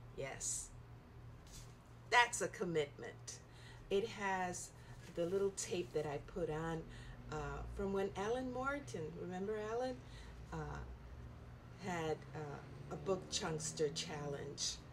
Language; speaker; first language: English; non-native, local second language; Spanish